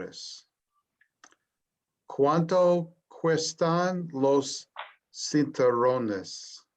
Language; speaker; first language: Spanish; non-native, learner; English